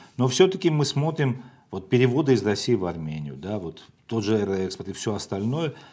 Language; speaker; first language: Russian; non-native, local second language; Armenian